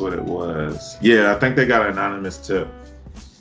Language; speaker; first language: English; native; English